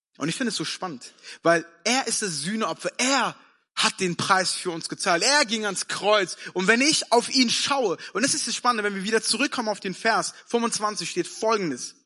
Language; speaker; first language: German; early bilingual, other home language; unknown